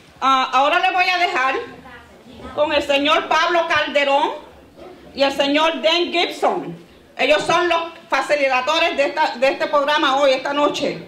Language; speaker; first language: Spanish; native; Spanish